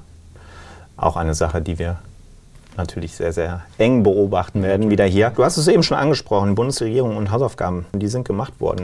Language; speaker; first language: German; native; German